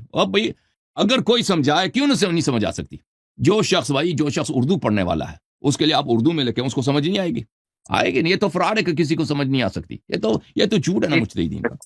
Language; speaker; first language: Urdu; non-native, fluent; Persian